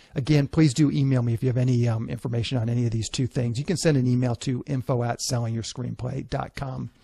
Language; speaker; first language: English; native; English